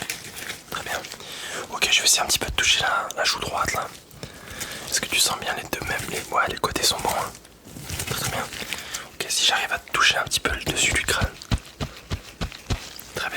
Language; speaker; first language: French; native; French